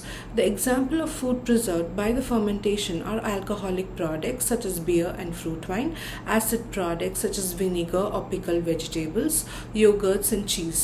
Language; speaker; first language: English; non-native, local second language; Tamil